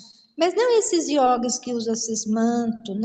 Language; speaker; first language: Portuguese; native; Portuguese